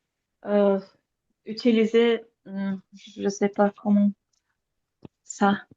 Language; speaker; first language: French; non-native, learner; Azerbaijani